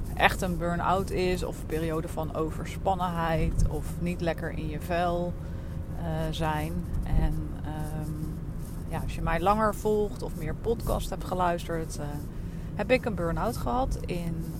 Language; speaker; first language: Dutch; native; Dutch